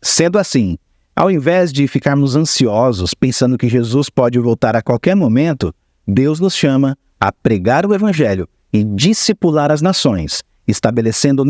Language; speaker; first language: Portuguese; native; Portuguese